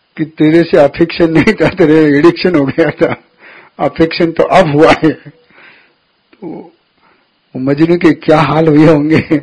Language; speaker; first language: Hindi; non-native, local second language; Gujarati